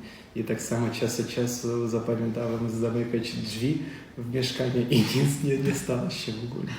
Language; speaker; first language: Polish; non-native, learner; Ukrainian